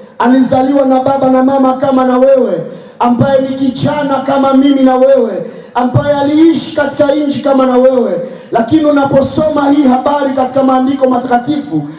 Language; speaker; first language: Swahili; non-native, local second language; Nande